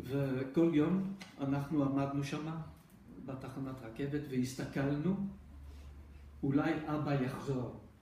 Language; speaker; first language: Hebrew; non-native, fluent; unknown